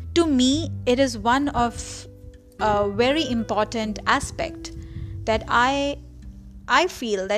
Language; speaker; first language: English; non-native, local second language; Marathi